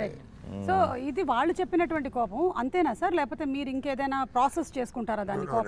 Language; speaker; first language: Telugu; native; Telugu